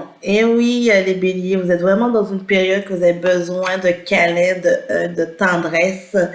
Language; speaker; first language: French; native; French